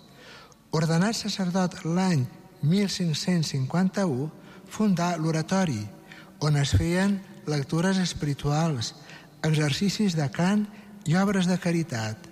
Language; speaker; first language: Catalan; native; Catalan